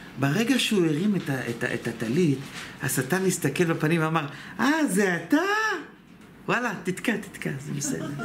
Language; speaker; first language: Hebrew; native; Hebrew